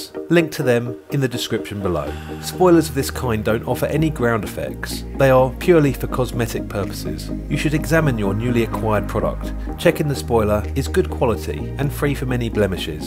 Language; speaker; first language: English; native; English